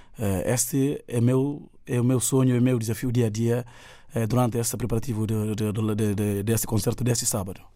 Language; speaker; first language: Portuguese; non-native, local second language; Upper Guinea Crioulo